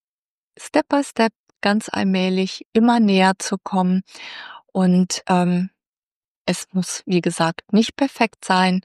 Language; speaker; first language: German; native; German